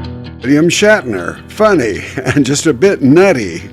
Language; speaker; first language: English; native; English